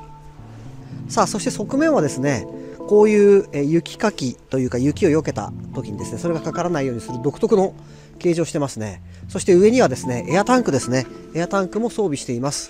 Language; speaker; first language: Japanese; native; Japanese